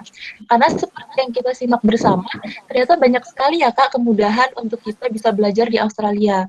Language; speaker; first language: Indonesian; native; Indonesian